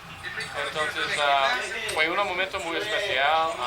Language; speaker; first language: Spanish; non-native, fluent; English